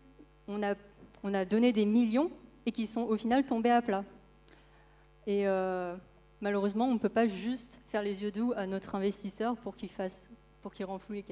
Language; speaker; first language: French; native; French